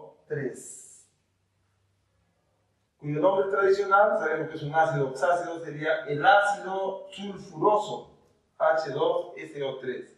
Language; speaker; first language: Spanish; native; Spanish